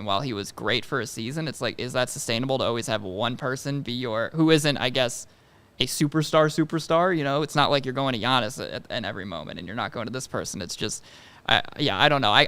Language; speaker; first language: English; native; English